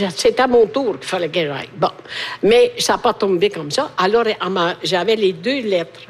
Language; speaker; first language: French; non-native, fluent; Italian